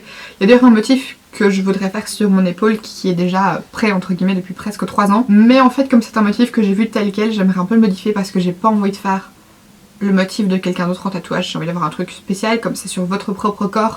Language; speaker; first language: French; native; French